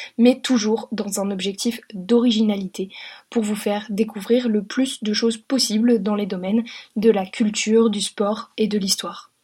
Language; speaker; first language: French; native; French